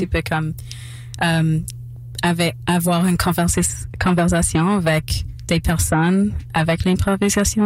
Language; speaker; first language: French; non-native, local second language; English